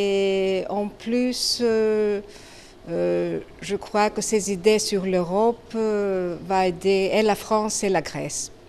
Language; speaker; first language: French; non-native, learner; Greek